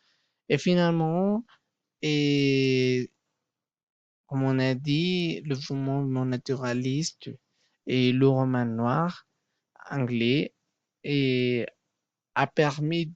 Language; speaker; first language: French; non-native, learner; Spanish